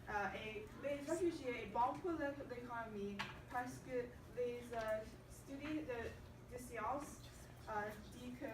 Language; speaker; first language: French; non-native, learner; English